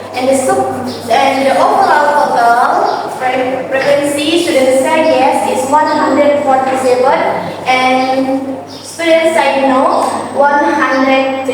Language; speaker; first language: English; non-native, learner; Indonesian